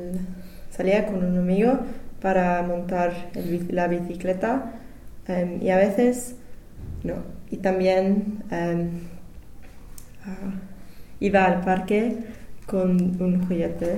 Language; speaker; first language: Spanish; non-native, learner; English